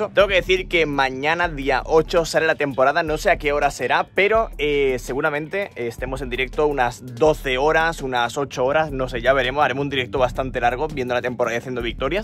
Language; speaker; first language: Spanish; native; Spanish